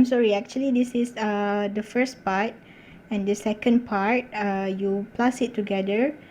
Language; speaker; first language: English; non-native, local second language; Malay